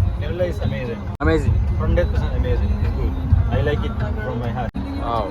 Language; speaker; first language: English; non-native, learner; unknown